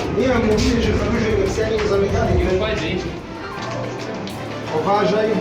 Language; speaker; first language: Polish; non-native, learner; Arabic